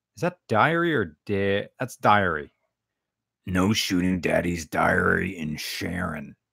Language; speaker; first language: English; native; English